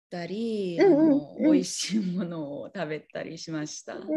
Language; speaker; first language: Japanese; non-native, learner; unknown